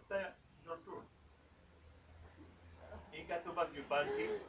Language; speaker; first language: English; non-native, learner; Spanish